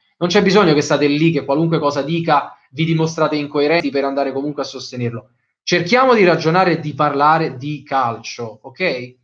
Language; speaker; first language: Italian; native; Italian